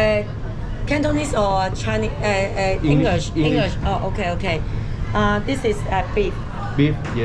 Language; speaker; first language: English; non-native, learner; Cantonese